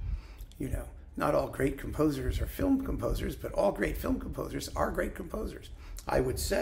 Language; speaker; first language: English; native; English